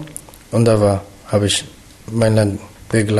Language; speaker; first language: German; non-native, learner; Somali